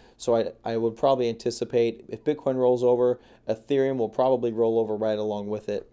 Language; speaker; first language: English; native; English